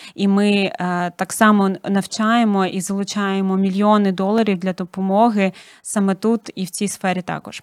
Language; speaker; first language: Ukrainian; native; Ukrainian